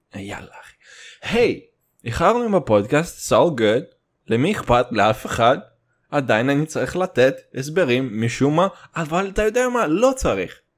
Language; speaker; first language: Hebrew; native; Hebrew